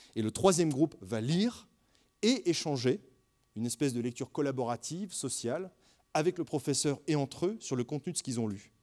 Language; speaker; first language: French; native; French